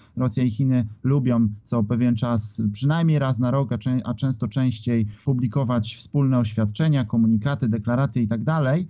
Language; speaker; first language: Polish; native; Polish